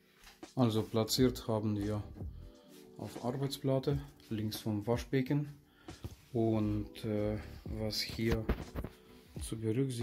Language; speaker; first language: German; non-native, learner; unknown